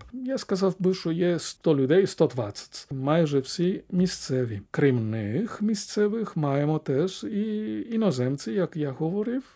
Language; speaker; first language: Ukrainian; non-native, fluent; Spanish